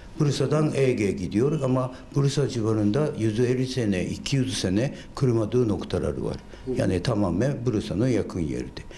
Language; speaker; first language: Turkish; non-native, fluent; Japanese